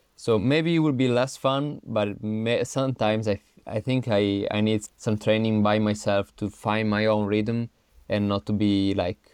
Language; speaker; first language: English; non-native, fluent; Italian